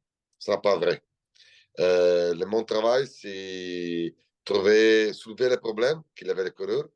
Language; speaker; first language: French; non-native, learner; Italian